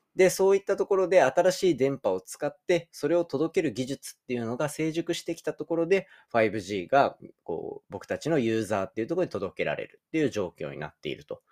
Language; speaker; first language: Japanese; native; Japanese